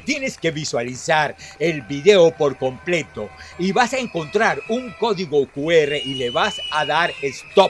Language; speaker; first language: Spanish; native; Spanish